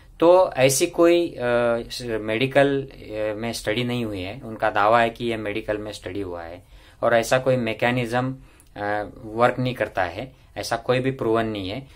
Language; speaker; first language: Hindi; non-native, local second language; Marathi